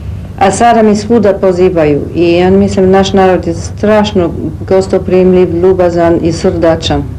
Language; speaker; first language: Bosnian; early bilingual, heritage; Bosnian